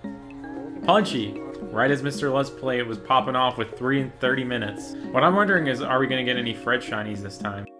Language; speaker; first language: English; native; English